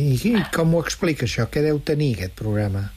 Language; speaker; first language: Catalan; native; Catalan